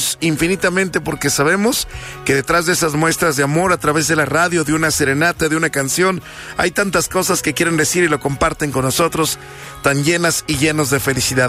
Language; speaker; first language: Spanish; native; Spanish